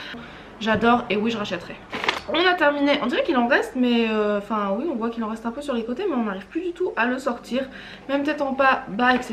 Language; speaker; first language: French; native; French